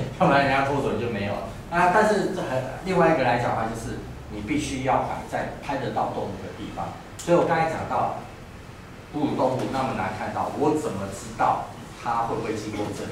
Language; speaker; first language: Chinese; native; Chinese